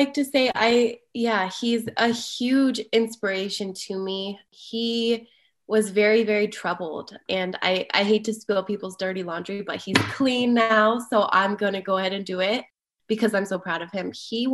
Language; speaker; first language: English; native; English